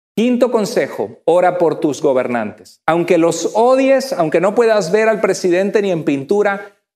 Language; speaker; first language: Spanish; native; Spanish